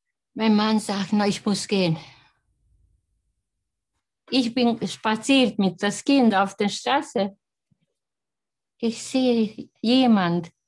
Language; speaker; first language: German; non-native, learner; Hungarian